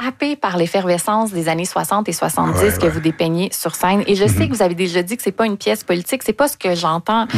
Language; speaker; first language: French; native; French